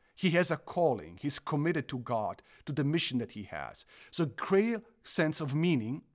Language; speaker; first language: English; non-native, fluent; Croatian